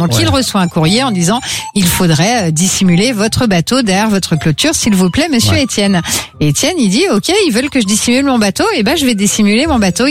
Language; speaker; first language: French; native; French